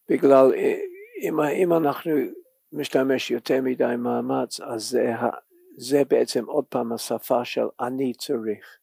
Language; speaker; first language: Hebrew; non-native, learner; English